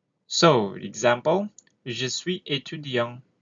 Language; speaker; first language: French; non-native, learner; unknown